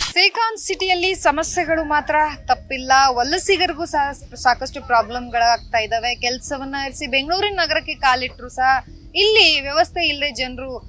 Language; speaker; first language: Kannada; native; Kannada